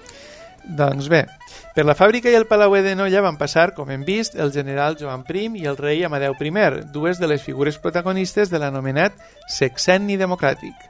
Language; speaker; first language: Catalan; native; Catalan